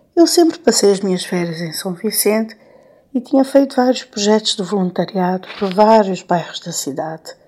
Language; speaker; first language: Portuguese; non-native, local second language; Kabuverdianu